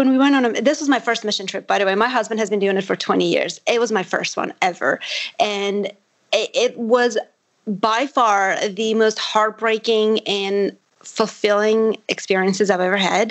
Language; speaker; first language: English; non-native, fluent; Armenian